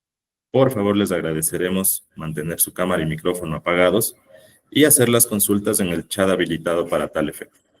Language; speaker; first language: Spanish; native; Spanish